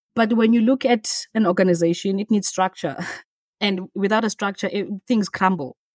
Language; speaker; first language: English; non-native, local second language; Xhosa